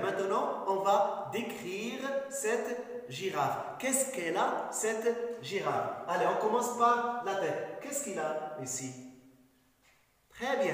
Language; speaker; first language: French; non-native, local second language; Arabic